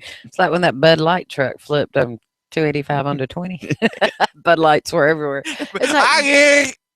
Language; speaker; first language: English; native; English